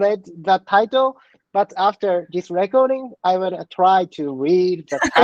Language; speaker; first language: English; non-native, learner; Japanese